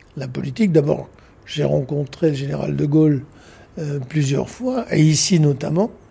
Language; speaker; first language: French; native; French